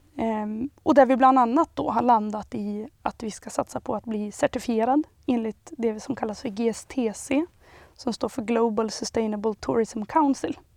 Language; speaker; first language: Swedish; native; Swedish